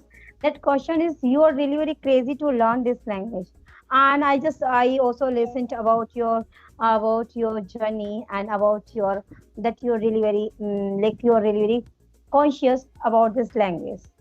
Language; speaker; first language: English; non-native, learner; Hindi